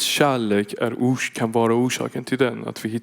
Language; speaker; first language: Swedish; non-native, fluent; Persian